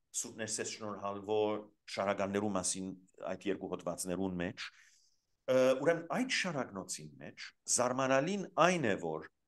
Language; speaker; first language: Armenian; early bilingual, heritage; Armenian